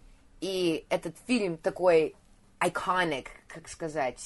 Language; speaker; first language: Russian; early bilingual, heritage; Russian